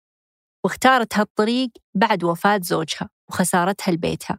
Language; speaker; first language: Arabic; native; Arabic